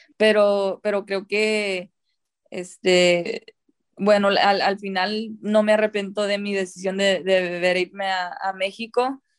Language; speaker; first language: Spanish; early bilingual, heritage; Spanish